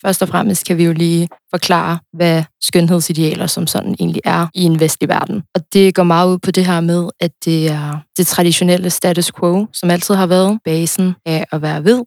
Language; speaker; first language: Danish; early bilingual, other home language; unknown